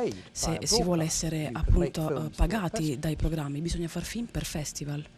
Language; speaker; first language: Italian; native; Italian